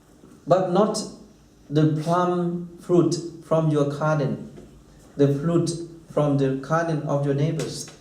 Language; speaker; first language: English; non-native, fluent; Thai